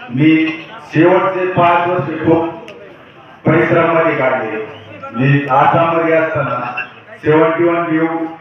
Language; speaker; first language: Marathi; native; Marathi